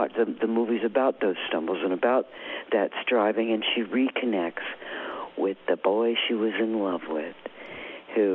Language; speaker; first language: English; native; English